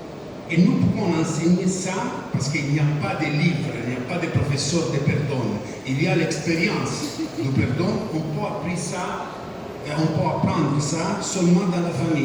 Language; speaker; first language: French; non-native, fluent; Italian